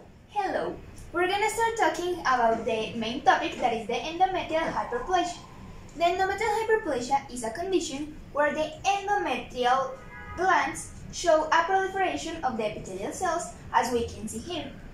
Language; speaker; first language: English; non-native, fluent; Spanish